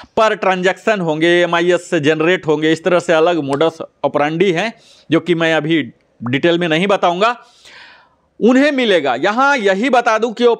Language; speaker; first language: Hindi; native; Hindi